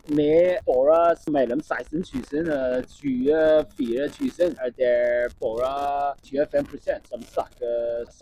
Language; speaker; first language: Norwegian; non-native, learner; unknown